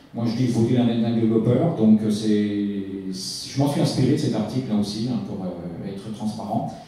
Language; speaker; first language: French; native; French